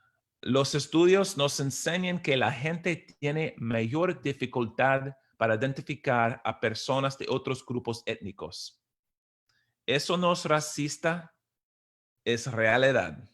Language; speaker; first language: Spanish; non-native, fluent; English